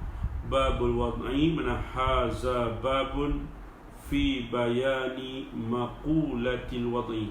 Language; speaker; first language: Arabic; non-native, fluent; Malay